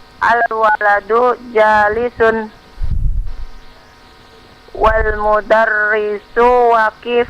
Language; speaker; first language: Arabic; non-native, learner; Indonesian